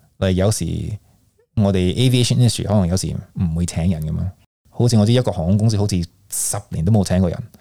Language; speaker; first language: Cantonese; early bilingual, heritage; Cantonese